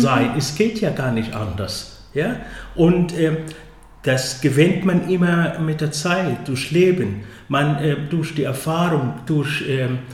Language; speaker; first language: German; non-native, fluent; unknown